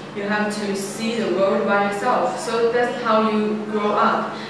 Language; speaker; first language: English; non-native, fluent; Chinese